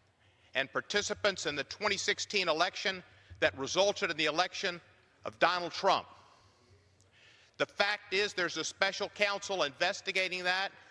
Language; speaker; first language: English; native; English